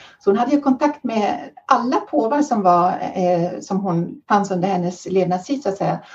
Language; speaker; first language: Swedish; early bilingual, heritage; Swedish